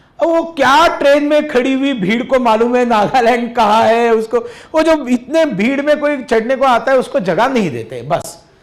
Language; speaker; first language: Hindi; non-native, local second language; Marathi